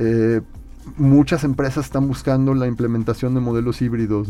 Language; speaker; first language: Spanish; native; Spanish